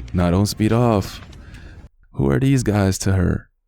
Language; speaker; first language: English; native; English